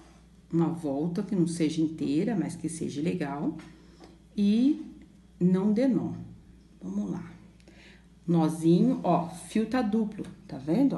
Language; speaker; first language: Portuguese; native; Portuguese